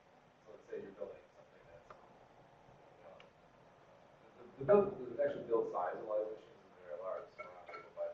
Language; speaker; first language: English; native; English